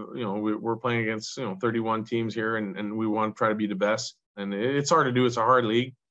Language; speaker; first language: English; non-native, local second language; French